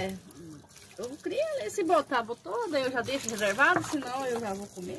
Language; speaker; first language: Portuguese; native; Portuguese